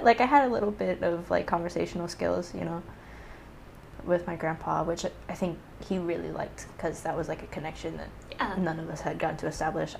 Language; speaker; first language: English; native; English